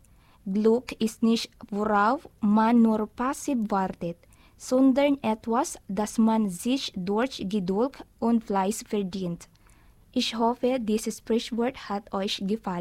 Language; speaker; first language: German; non-native, learner; Filipino